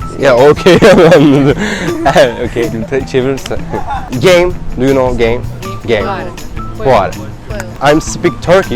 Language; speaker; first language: English; non-native, learner; Turkish